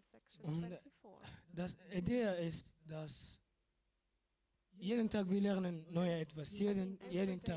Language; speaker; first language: German; non-native, learner; Arabic